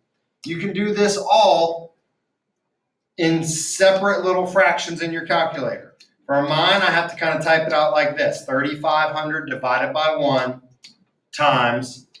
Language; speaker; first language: English; native; English